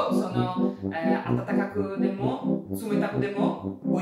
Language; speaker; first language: Japanese; non-native, learner; Italian